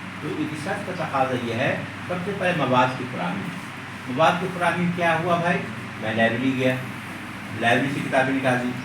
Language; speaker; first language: Urdu; native; Urdu